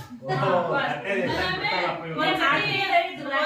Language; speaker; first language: Hindi; non-native, local second language; Kannada